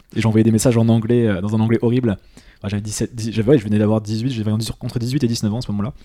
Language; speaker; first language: French; native; French